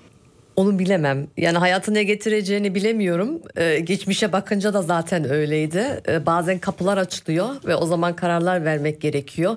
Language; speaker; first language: Turkish; early bilingual, heritage; Turkish